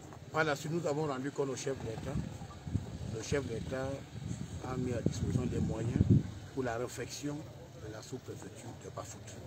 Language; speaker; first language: French; non-native, local second language; English